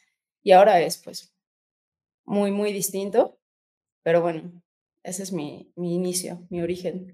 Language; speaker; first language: Spanish; native; Spanish